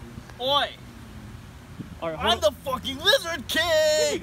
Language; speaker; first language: English; native; English